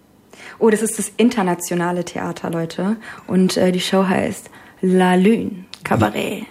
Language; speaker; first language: German; native; German